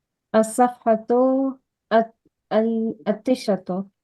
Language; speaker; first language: Arabic; non-native, learner; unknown